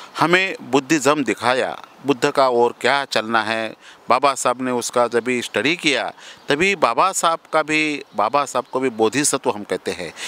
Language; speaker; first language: Hindi; non-native, local second language; Marathi